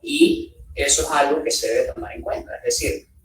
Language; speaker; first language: Spanish; native; Spanish